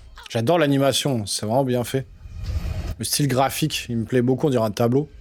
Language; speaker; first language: French; native; French